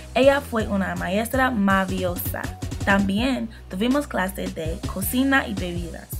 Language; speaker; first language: Spanish; non-native, learner; English